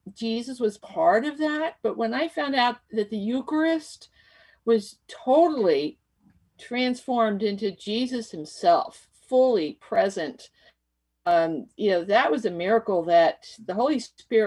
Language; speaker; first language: English; native; English